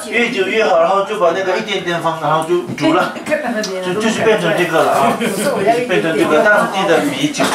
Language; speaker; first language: Chinese; non-native, fluent; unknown